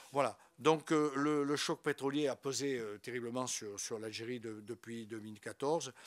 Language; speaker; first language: French; native; French